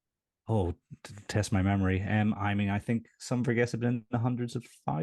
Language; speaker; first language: English; native; English